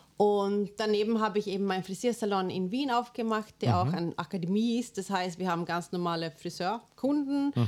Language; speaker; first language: German; non-native, fluent; Swedish